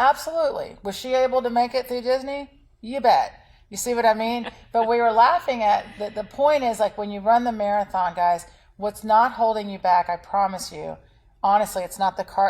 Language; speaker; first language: English; native; English